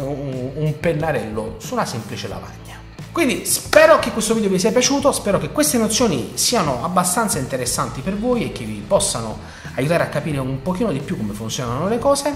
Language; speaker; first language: Italian; native; Italian